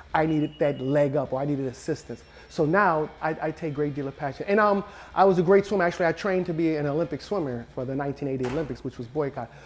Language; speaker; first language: English; native; English